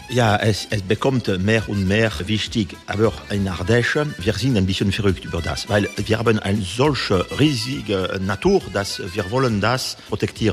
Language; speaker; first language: German; non-native, learner; French